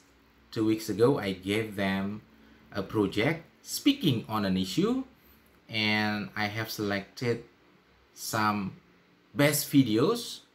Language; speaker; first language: English; non-native, fluent; Indonesian